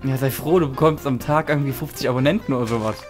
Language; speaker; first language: German; native; German